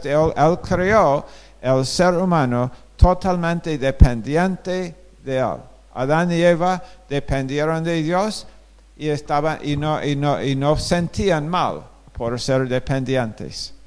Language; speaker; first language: Spanish; non-native, fluent; English